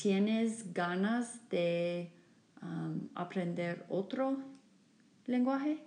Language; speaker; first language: Spanish; non-native, fluent; English